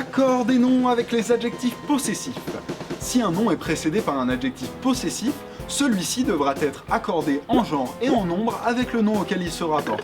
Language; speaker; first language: French; native; French